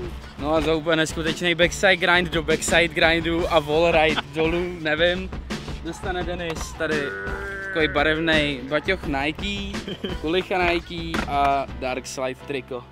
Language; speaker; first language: Czech; native; Czech